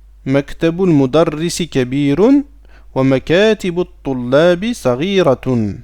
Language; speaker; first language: Arabic; non-native, fluent; French